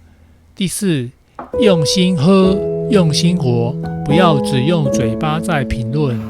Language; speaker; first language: Chinese; native; Chinese